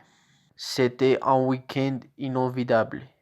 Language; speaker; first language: French; non-native, learner; Spanish